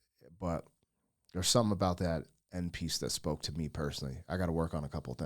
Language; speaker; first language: English; native; English